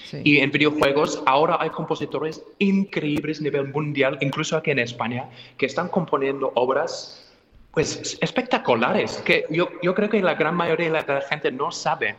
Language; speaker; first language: Spanish; non-native, fluent; English